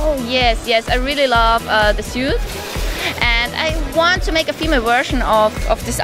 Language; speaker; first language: English; non-native, fluent; German